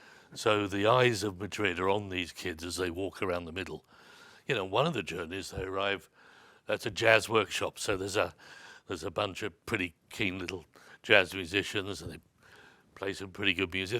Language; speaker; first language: English; native; English